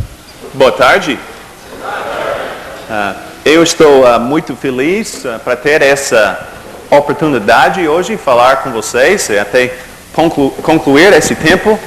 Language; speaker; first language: Portuguese; non-native, fluent; English